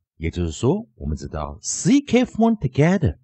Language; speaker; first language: Chinese; native; Chinese